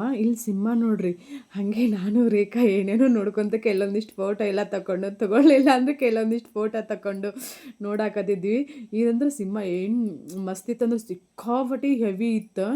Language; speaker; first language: Kannada; native; Kannada